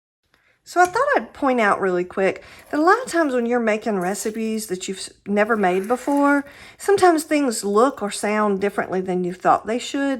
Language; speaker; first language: English; native; English